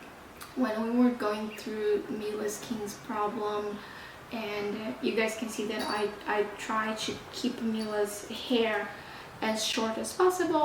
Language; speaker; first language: English; non-native, fluent; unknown